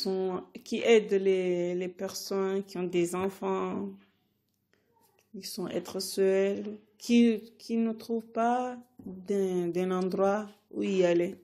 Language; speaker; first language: French; non-native, learner; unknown